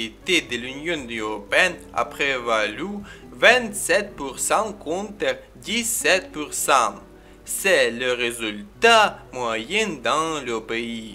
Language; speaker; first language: French; non-native, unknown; Ukrainian